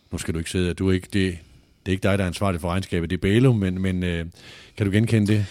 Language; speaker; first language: Danish; native; Danish